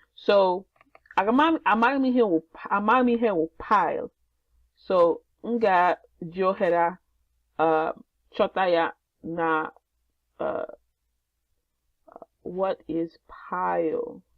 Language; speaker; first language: Igbo; non-native, learner; English